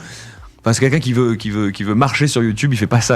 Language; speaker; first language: French; native; French